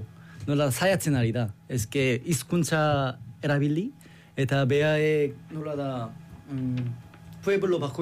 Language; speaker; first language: Basque; non-native, learner; Korean